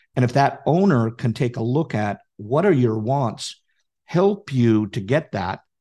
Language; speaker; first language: English; native; English